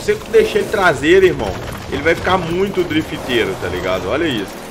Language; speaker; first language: Portuguese; native; Portuguese